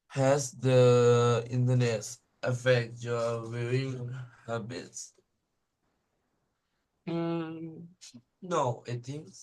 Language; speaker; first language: English; non-native, learner; Thai